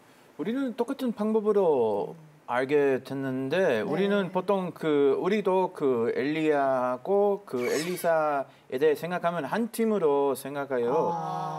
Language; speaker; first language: Korean; non-native, fluent; Hebrew